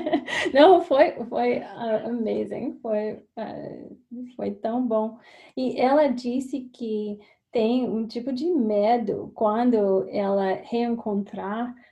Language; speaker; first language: Portuguese; non-native, fluent; English